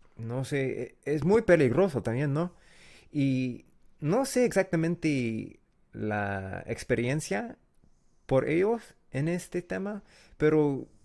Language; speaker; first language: Spanish; non-native, learner; English